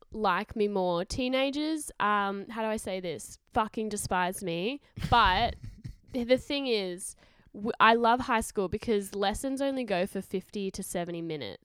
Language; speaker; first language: English; native; English